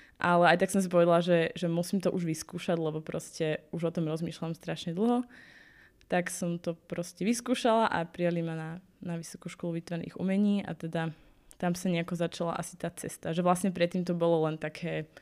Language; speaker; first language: Slovak; native; Slovak